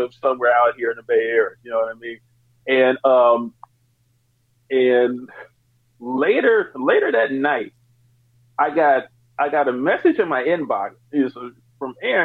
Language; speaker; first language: English; native; English